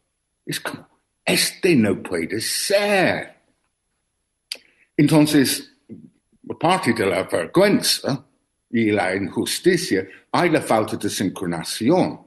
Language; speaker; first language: Spanish; non-native, learner; English